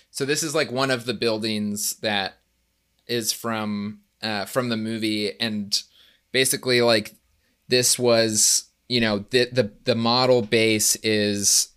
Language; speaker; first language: English; native; English